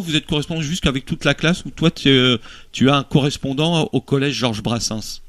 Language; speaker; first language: French; native; French